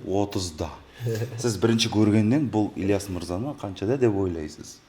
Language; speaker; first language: Kazakh; native; Kazakh